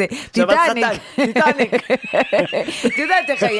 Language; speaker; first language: Hebrew; native; Hebrew